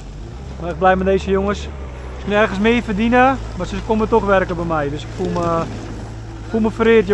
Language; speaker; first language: Dutch; native; Dutch